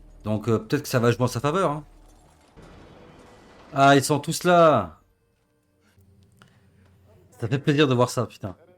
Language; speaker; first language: French; native; French